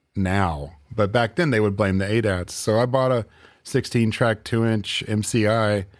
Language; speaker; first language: English; native; English